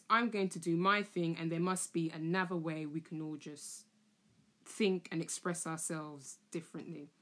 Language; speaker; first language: English; native; English